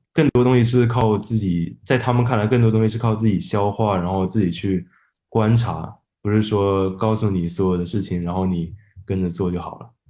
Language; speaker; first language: Chinese; non-native, fluent; Japanese